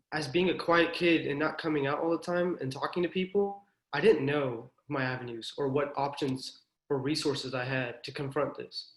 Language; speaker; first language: English; native; English